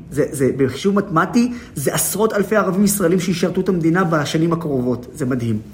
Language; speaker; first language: Hebrew; non-native, local second language; Arabic